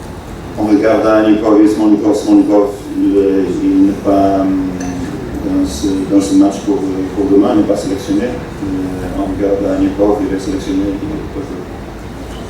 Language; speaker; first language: French; non-native, fluent; Portuguese